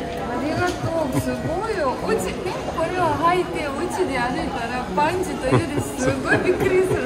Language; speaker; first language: Japanese; non-native, fluent; Romanian